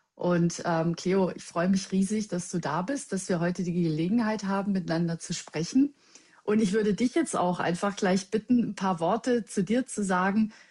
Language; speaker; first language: German; native; German